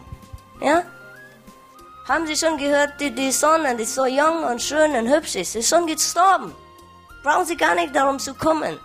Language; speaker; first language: German; non-native, learner; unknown